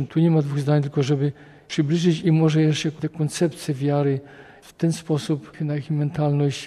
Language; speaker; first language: Polish; native; Polish